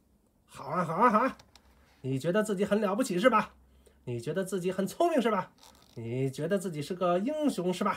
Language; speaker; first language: Chinese; native; Chinese